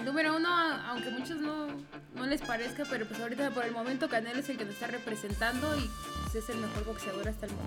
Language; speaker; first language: Spanish; native; Spanish